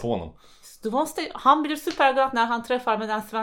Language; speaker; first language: Swedish; non-native, fluent; Turkish